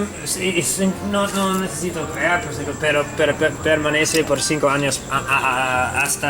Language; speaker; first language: Spanish; non-native, learner; English